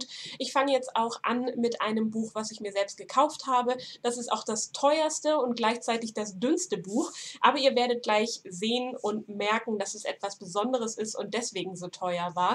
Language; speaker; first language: German; native; German